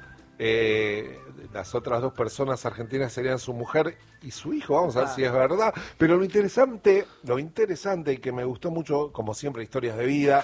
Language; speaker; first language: Spanish; native; Spanish